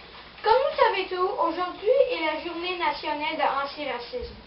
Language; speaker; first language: French; non-native, local second language; English